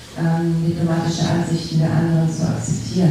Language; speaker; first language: German; non-native, fluent; Russian